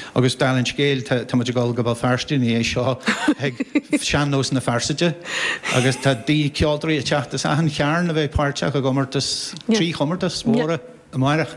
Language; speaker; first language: Irish; native; Irish